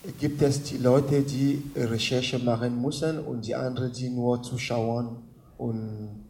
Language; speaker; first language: German; non-native, learner; French